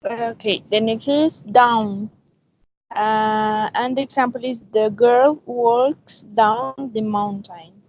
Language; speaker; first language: English; non-native, learner; Spanish